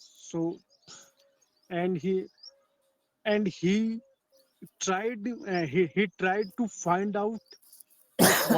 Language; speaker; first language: English; non-native, learner; Hindi